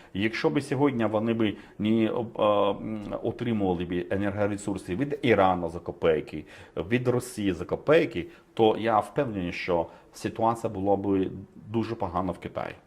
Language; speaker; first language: Ukrainian; non-native, fluent; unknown